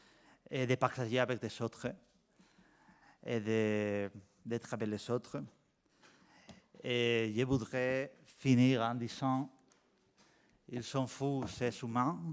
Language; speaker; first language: French; non-native, learner; Spanish